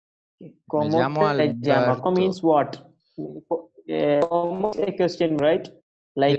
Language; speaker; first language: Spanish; non-native, learner; Malayalam